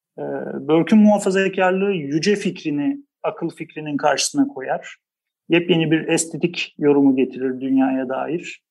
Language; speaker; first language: Turkish; native; Turkish